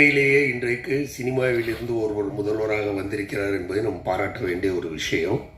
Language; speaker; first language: Tamil; native; Tamil